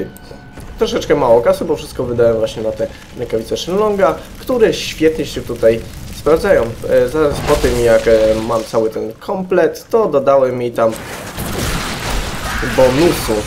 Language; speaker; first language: Polish; native; Polish